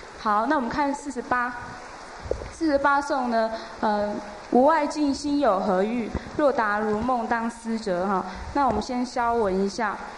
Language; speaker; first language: Chinese; native; Chinese